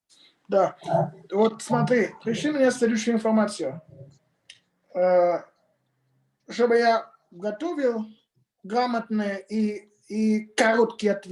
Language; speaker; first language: Russian; non-native, fluent; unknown